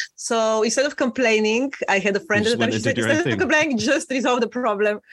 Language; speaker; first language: English; non-native, fluent; Bulgarian